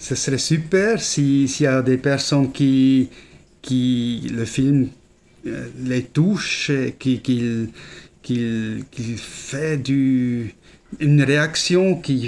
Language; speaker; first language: French; non-native, fluent; German